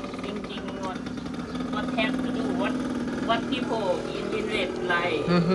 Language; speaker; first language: English; non-native, learner; Thai